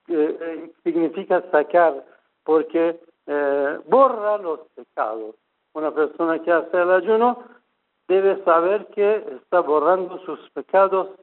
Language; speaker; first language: Spanish; non-native, fluent; Persian